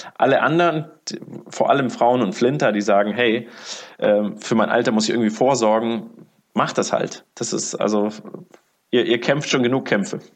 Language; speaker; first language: German; early bilingual, other home language; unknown